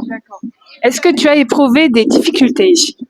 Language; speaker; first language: French; native; French